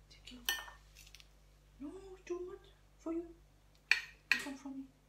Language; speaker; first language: English; non-native, learner; Vietnamese